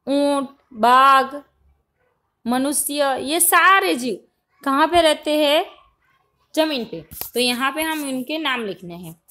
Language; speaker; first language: Hindi; non-native, local second language; Gujarati